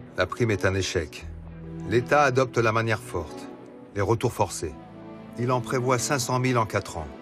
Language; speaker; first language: French; native; French